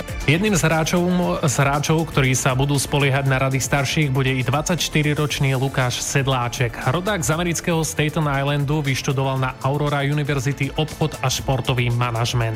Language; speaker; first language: Slovak; native; Slovak